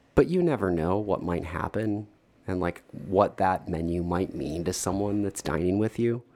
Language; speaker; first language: English; native; English